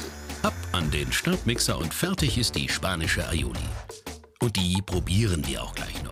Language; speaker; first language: German; native; German